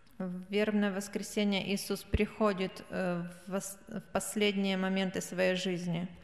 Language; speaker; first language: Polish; non-native, learner; Russian